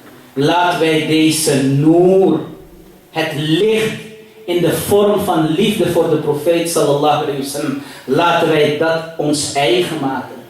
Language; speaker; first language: Dutch; early bilingual, other home language; Urdu